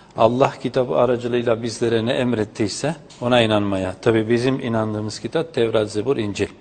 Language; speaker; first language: Turkish; non-native, fluent; Spanish